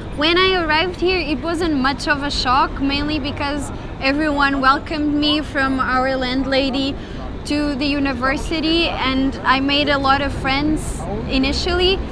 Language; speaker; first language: English; non-native, fluent; Portuguese